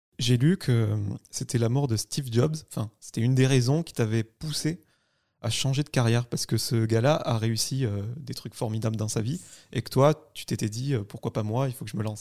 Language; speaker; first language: French; native; French